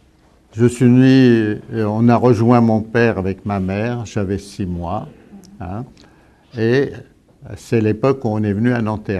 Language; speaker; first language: French; early bilingual, other home language; Italian